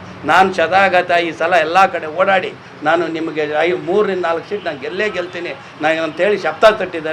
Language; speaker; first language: Kannada; native; Kannada